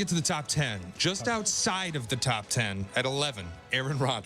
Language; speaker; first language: English; native; English